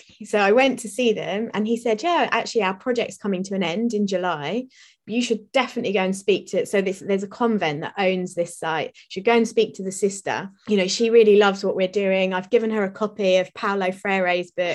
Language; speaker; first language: English; native; English